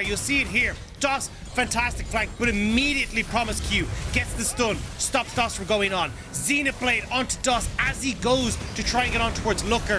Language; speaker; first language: English; native; English